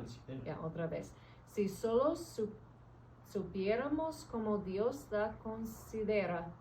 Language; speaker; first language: Spanish; early bilingual, heritage; English